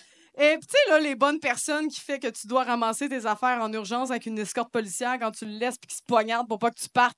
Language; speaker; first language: French; native; French